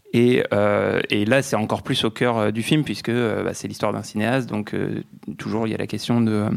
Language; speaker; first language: French; native; French